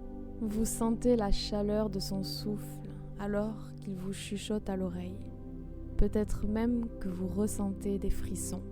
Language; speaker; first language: French; native; French